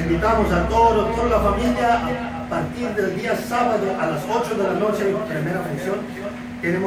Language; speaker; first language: Spanish; non-native, fluent; Afrikaans